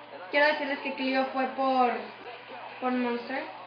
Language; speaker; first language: Spanish; native; Spanish